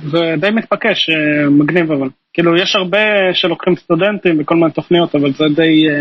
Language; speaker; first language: Hebrew; native; Hebrew